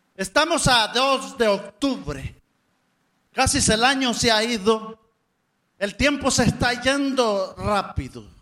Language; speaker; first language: Spanish; native; Spanish